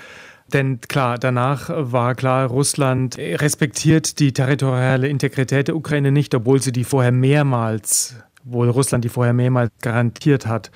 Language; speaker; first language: German; native; German